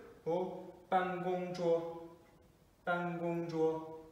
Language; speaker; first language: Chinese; non-native, fluent; Kazakh